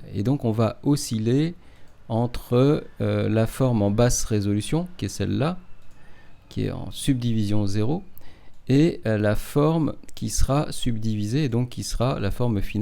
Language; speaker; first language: French; native; French